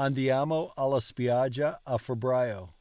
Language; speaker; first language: Italian; non-native, learner; English